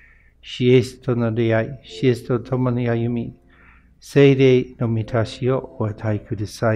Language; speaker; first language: Japanese; non-native, fluent; English